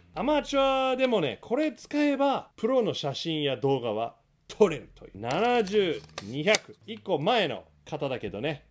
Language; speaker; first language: Japanese; non-native, fluent; English